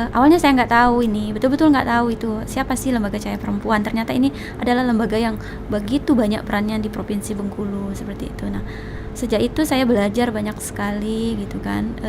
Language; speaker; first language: Indonesian; native; Indonesian